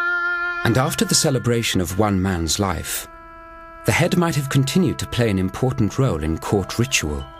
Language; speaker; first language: English; native; English